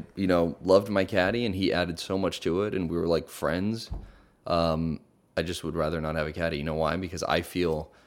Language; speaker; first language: English; native; English